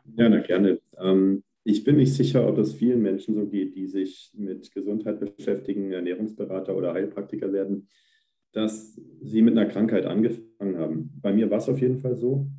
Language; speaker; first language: German; native; German